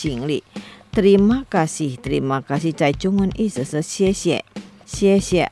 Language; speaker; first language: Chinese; non-native, fluent; Indonesian